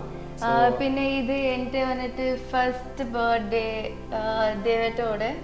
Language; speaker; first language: Malayalam; early bilingual, heritage; Malayalam